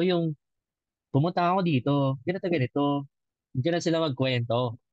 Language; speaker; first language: Filipino; native; Filipino